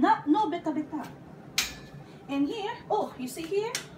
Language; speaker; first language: English; non-native, local second language; Filipino